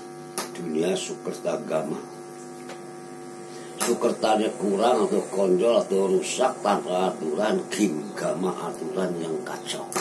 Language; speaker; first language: Indonesian; non-native, local second language; Javanese